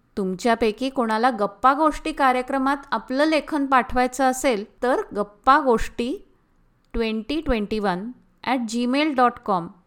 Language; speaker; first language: Marathi; early bilingual, heritage; Marathi